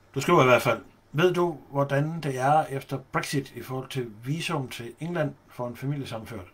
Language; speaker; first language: Danish; native; Danish